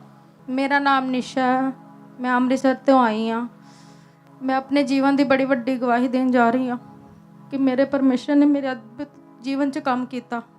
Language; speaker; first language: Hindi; non-native, local second language; Punjabi